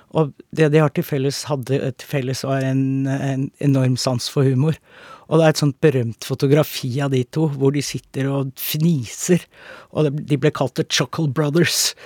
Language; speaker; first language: Norwegian; native; Norwegian